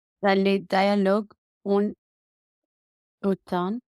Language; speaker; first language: French; non-native, learner; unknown